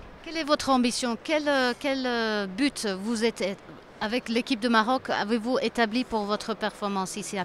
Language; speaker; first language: French; non-native, learner; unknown